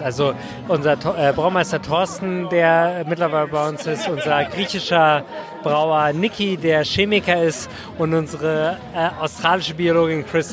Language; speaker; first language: German; native; German